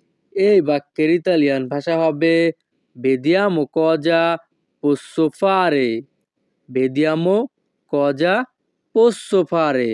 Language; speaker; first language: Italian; non-native, fluent; Bangla